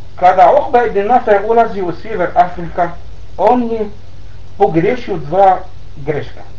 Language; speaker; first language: Bosnian; non-native, learner; Arabic